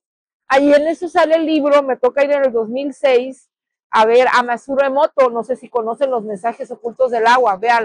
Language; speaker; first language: Spanish; native; Spanish